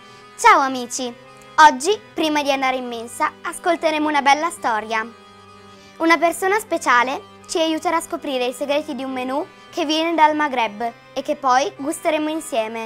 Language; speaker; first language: Italian; native; Italian